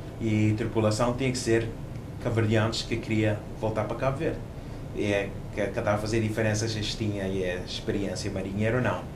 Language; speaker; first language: Portuguese; non-native, local second language; Kabuverdianu